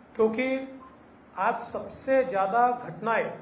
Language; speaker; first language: Hindi; non-native, local second language; Marathi